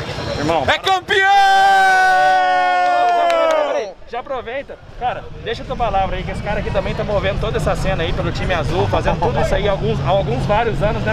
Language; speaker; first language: Portuguese; native; Portuguese